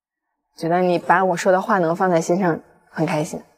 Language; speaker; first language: Chinese; native; Chinese